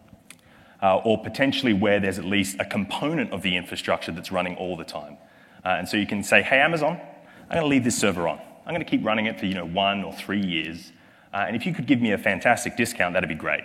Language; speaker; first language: English; native; English